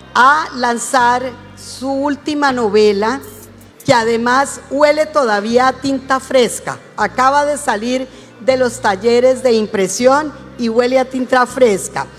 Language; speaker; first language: Spanish; native; Spanish